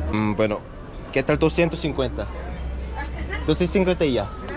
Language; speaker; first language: Spanish; non-native, learner; Korean